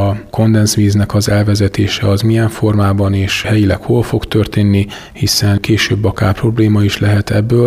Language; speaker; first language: Hungarian; native; Hungarian